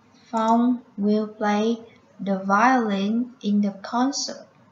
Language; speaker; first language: English; non-native, fluent; Vietnamese